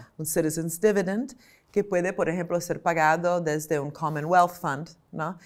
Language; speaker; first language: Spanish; non-native, fluent; Italian